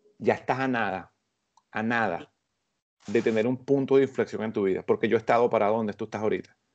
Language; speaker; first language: Spanish; native; Spanish